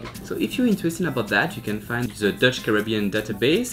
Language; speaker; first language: English; non-native, learner; French